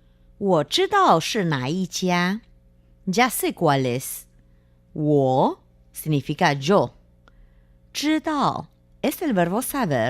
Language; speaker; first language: Spanish; non-native, fluent; Chinese